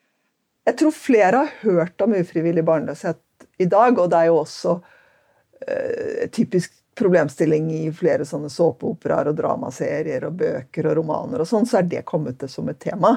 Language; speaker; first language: Norwegian; native; Norwegian